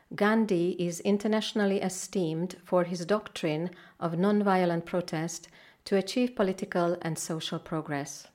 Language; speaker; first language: English; non-native, fluent; Hungarian